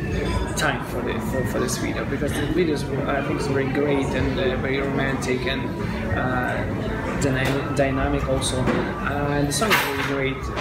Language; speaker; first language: English; non-native, fluent; Russian